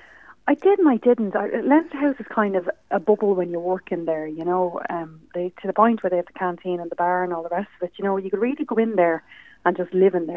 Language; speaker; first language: English; native; English